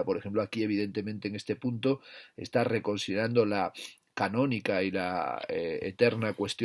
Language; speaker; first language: Spanish; native; Spanish